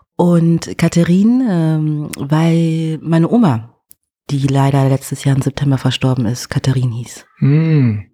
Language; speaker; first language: German; early bilingual, other home language; French